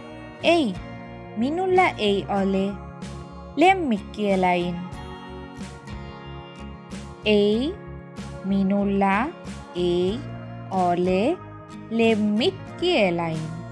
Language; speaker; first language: Finnish; non-native, learner; Bangla